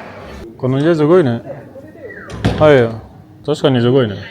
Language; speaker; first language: Japanese; non-native, fluent; French